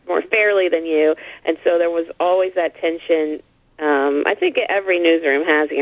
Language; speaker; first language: English; native; English